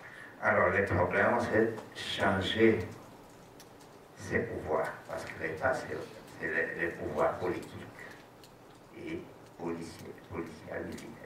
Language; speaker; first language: French; non-native, fluent; Portuguese